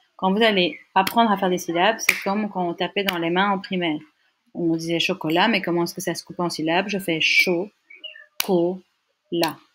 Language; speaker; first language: French; native; French